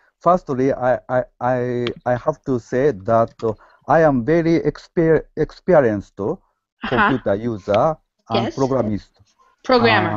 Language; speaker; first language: English; non-native, learner; Japanese